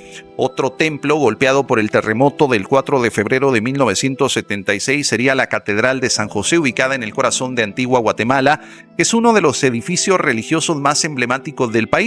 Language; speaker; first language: Spanish; native; Spanish